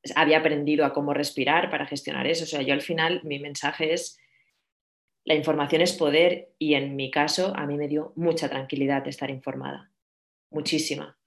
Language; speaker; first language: Spanish; native; Spanish